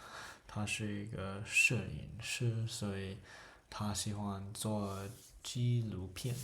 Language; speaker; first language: Chinese; non-native, learner; English